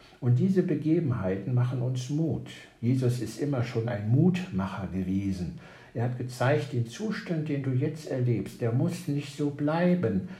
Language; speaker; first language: German; native; German